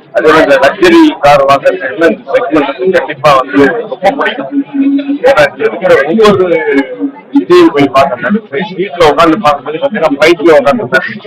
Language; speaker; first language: Tamil; native; Tamil